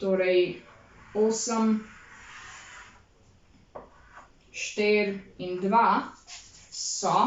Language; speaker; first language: Slovenian; native; Slovenian